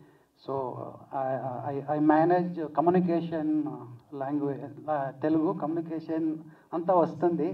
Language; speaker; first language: Telugu; non-native, learner; Kannada